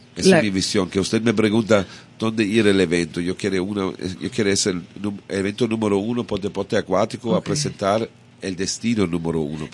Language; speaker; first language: Spanish; non-native, learner; German